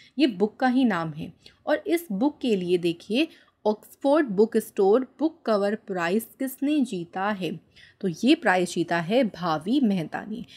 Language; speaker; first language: Hindi; native; Hindi